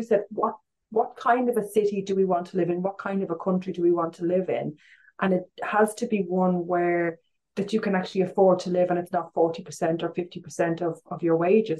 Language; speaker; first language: English; native; English